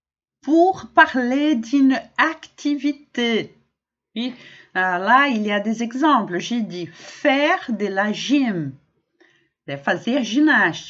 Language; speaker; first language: French; non-native, fluent; Portuguese